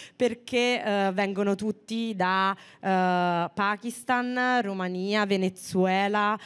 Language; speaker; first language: Italian; native; Italian